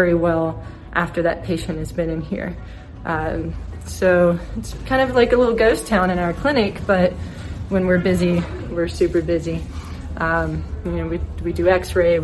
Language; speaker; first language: English; native; English